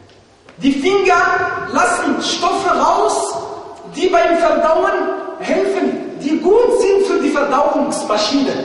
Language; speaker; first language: German; non-native, fluent; Arabic